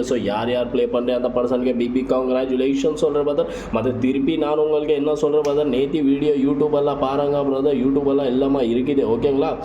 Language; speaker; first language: Tamil; non-native, local second language; Kannada